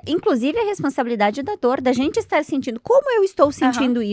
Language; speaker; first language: Portuguese; native; Portuguese